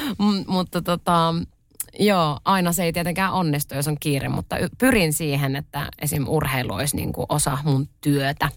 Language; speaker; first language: Finnish; early bilingual, other home language; Russian